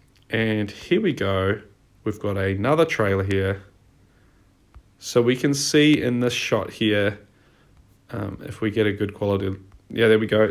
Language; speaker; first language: English; native; English